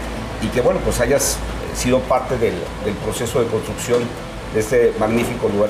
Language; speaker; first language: Spanish; native; Spanish